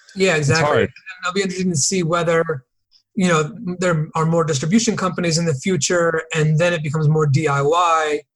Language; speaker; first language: English; native; English